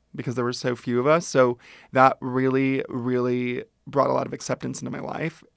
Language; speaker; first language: English; native; English